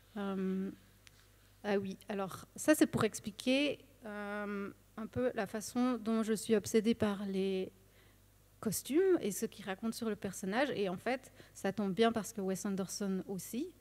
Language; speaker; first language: French; native; French